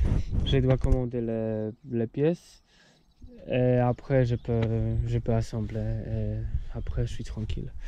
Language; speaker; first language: French; non-native, fluent; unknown